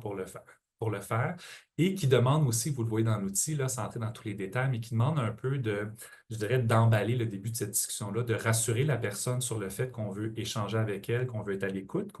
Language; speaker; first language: French; native; French